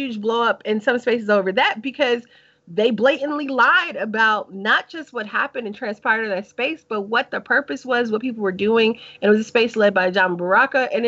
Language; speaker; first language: English; native; English